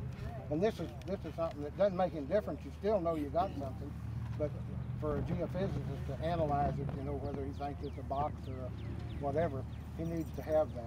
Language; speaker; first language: English; native; English